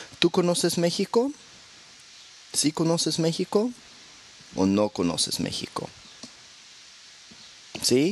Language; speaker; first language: Spanish; non-native, fluent; English